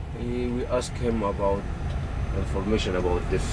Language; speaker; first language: English; non-native, learner; Arabic